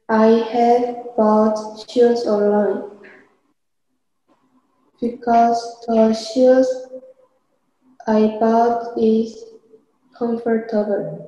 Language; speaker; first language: English; non-native, learner; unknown